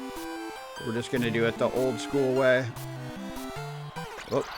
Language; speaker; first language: English; native; English